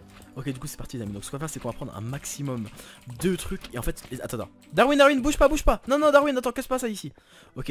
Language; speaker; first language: French; native; French